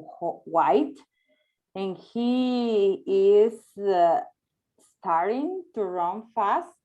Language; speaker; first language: English; non-native, learner; Spanish